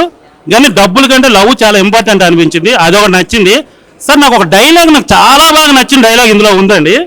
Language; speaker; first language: Telugu; native; Telugu